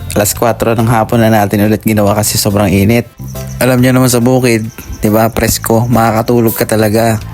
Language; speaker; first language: Filipino; native; Filipino